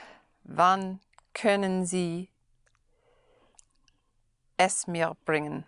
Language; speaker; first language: German; non-native, learner; English